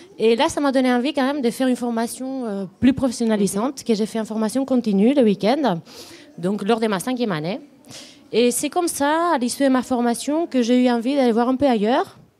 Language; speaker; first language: French; non-native, fluent; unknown